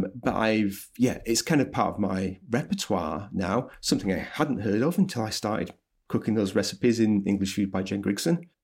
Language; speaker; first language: English; native; English